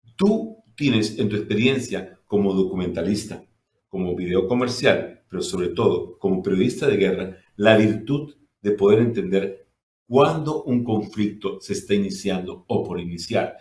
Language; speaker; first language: Spanish; native; Spanish